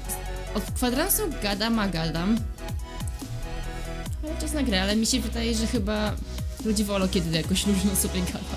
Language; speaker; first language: Polish; native; Polish